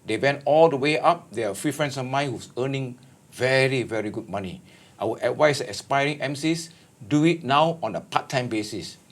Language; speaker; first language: English; non-native, local second language; Malay